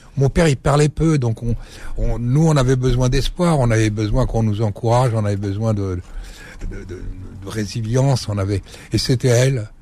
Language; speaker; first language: French; early bilingual, other home language; Arabic